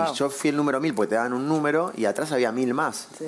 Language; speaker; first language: Spanish; native; Spanish